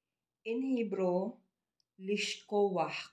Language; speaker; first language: English; non-native, local second language; Filipino